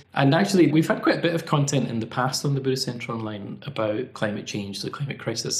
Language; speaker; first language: English; native; English